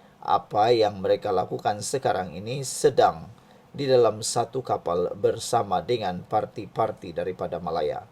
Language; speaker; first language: Malay; native; Malay